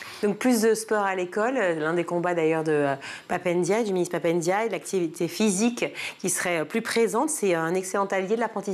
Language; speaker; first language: French; native; French